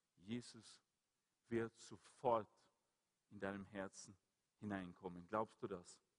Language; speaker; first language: German; non-native, fluent; Swedish